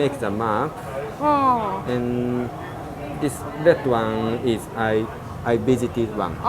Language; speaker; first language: English; non-native, learner; Japanese